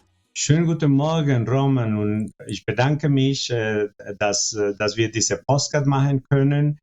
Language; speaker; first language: German; non-native, fluent; Spanish